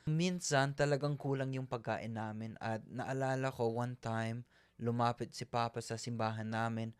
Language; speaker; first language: Filipino; native; Filipino